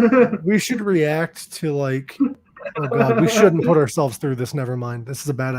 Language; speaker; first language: English; native; English